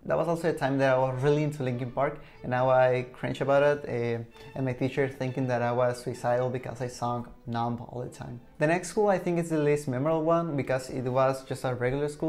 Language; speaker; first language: English; non-native, fluent; Spanish